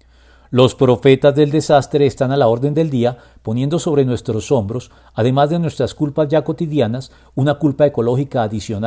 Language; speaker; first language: Spanish; native; Spanish